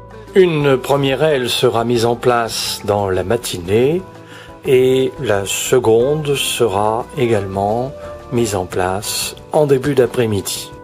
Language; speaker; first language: French; native; French